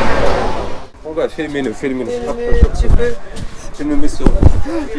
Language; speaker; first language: French; non-native, local second language; Arabic